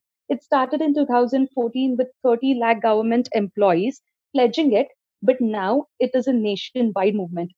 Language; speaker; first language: English; non-native, local second language; Telugu